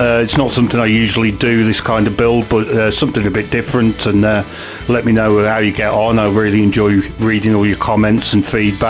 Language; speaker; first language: English; native; English